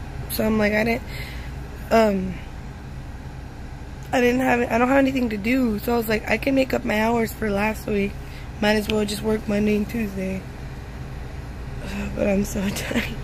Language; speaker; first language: English; early bilingual, other home language; Spanish